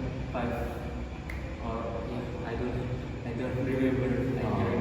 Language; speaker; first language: English; non-native, learner; Indonesian